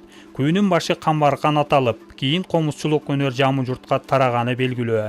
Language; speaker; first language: Kyrgyz; native; Kyrgyz